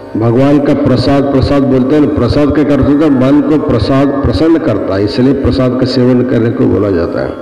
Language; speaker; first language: Hindi; non-native, local second language; Kannada